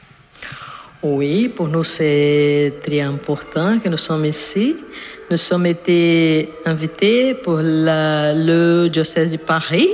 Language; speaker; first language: French; non-native, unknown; Portuguese